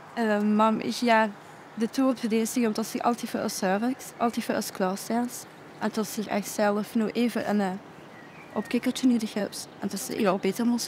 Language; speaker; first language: Dutch; native; Dutch